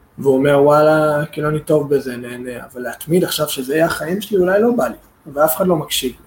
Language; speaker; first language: Hebrew; non-native, fluent; English